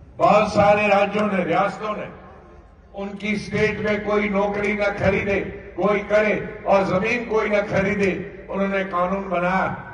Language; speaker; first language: Urdu; non-native, local second language; Kashmiri